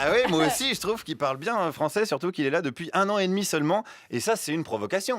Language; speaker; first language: French; native; French